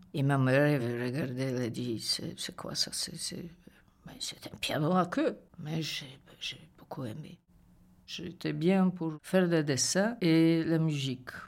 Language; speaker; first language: French; non-native, fluent; Polish